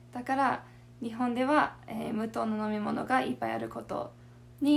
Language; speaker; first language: Japanese; non-native, fluent; English